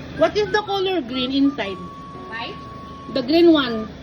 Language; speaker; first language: English; non-native, local second language; Filipino